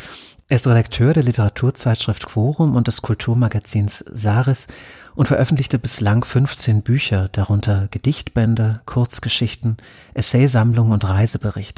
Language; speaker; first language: German; native; German